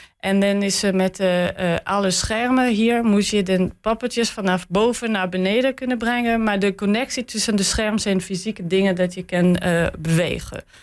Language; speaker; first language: Dutch; non-native, learner; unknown